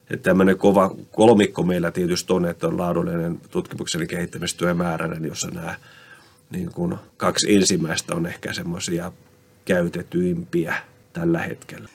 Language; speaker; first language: Finnish; native; Finnish